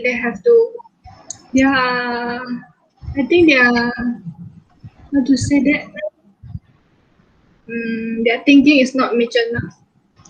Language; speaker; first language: English; non-native, local second language; Malay